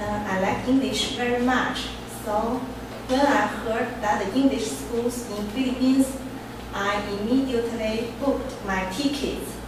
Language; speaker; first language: English; non-native, learner; Chinese